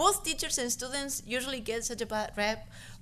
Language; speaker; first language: English; non-native, fluent; Spanish